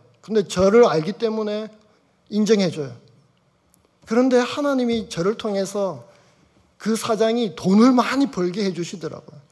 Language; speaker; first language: Korean; native; Korean